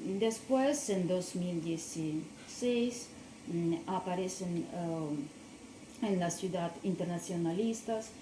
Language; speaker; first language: Spanish; non-native, learner; Russian